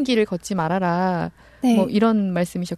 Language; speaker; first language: Korean; native; Korean